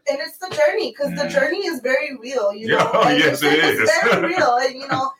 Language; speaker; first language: English; early bilingual, other home language; Spanish